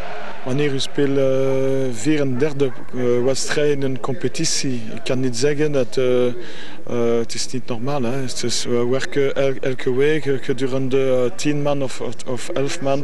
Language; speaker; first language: Dutch; non-native, learner; French